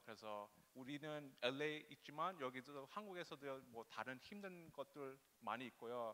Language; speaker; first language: Korean; early bilingual, heritage; English